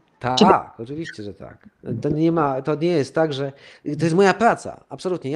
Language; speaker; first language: Polish; early bilingual, heritage; Polish